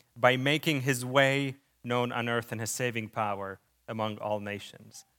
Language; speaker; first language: English; early bilingual, other home language; Arabic